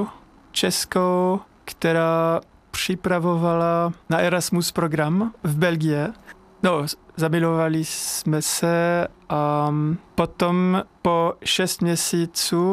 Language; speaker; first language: Czech; non-native, learner; French